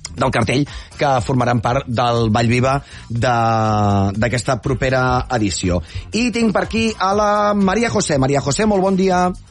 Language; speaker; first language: Catalan; native; Catalan